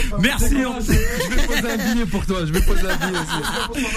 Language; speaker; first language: French; early bilingual, other home language; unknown